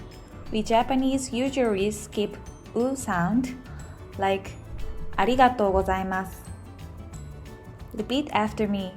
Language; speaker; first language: English; non-native, fluent; Japanese